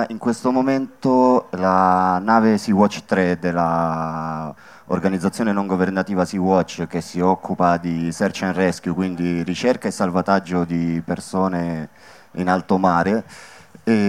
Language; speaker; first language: Italian; native; Italian